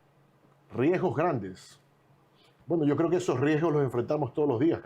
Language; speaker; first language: Spanish; native; Spanish